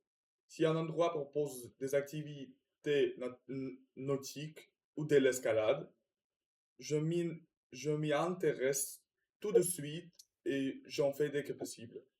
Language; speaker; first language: French; non-native, learner; Russian